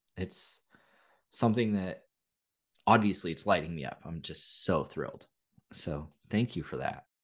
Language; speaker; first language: English; native; English